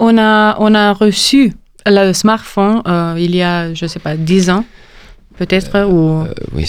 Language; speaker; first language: French; non-native, fluent; Romanian